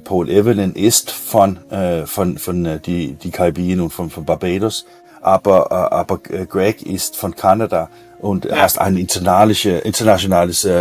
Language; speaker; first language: German; non-native, learner; Danish